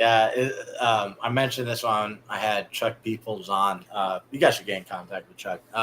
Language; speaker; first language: English; native; English